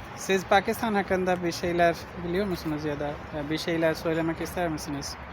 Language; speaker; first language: Turkish; non-native, fluent; Urdu